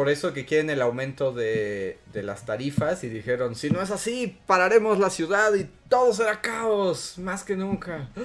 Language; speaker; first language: Spanish; native; Spanish